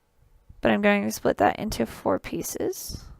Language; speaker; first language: English; native; English